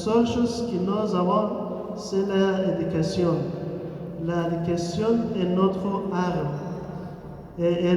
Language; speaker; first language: French; non-native, learner; Persian